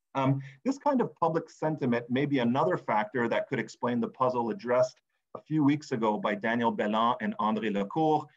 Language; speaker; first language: English; native; English